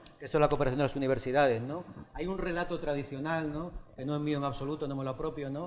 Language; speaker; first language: Spanish; native; Spanish